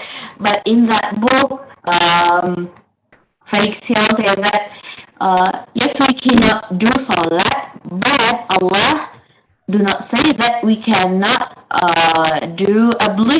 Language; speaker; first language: English; non-native, learner; Indonesian